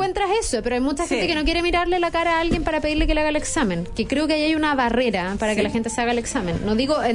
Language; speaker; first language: Spanish; native; Spanish